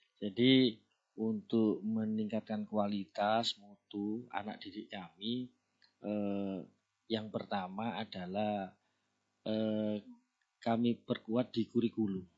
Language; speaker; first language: Indonesian; non-native, local second language; Javanese